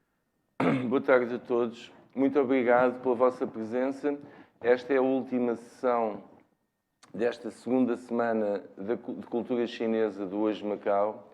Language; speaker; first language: Portuguese; native; Portuguese